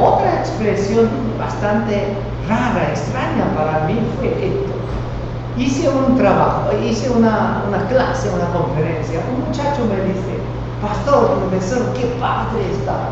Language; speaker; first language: Spanish; non-native, fluent; Korean